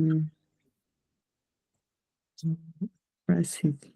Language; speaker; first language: English; non-native, learner; Spanish